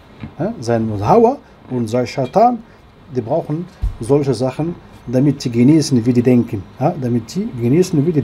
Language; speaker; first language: German; non-native, learner; Arabic